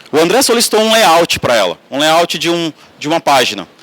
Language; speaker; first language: Portuguese; native; Portuguese